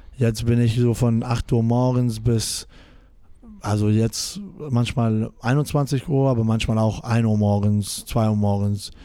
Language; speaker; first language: German; non-native, fluent; English